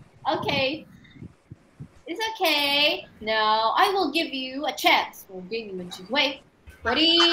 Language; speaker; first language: English; non-native, fluent; Chinese